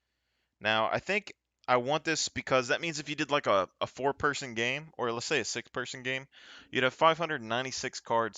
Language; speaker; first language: English; native; English